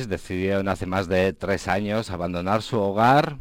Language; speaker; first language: Spanish; native; Spanish